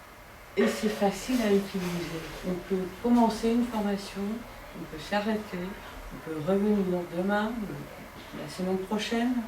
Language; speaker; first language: French; non-native, fluent; Dutch